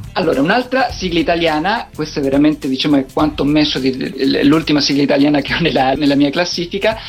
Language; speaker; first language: Italian; native; Italian